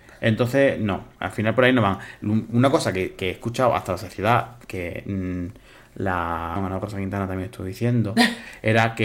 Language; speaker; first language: Spanish; native; Spanish